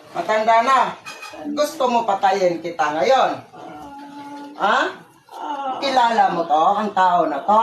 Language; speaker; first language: Filipino; non-native, local second language; Cebuano